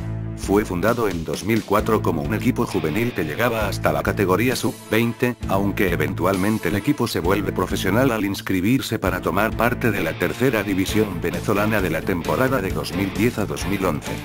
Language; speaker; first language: Spanish; native; Spanish